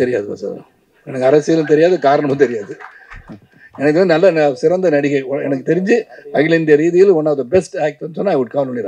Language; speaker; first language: Tamil; native; Tamil